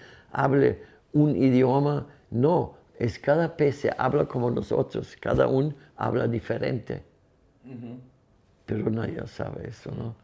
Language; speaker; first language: Spanish; non-native, fluent; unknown